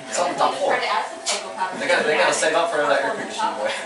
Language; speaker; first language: English; native; English